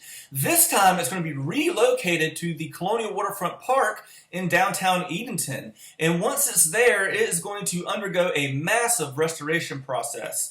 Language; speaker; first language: English; native; English